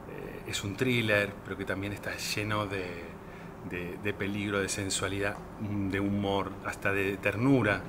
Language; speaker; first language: Spanish; native; Spanish